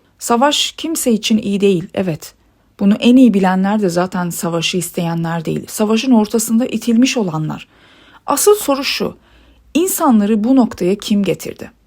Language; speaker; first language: Turkish; early bilingual, other home language; Persian